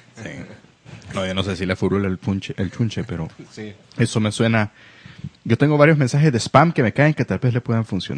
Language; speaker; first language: Spanish; native; Spanish